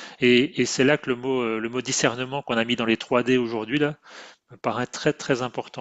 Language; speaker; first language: French; native; French